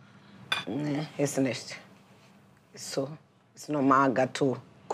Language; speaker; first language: German; non-native, learner; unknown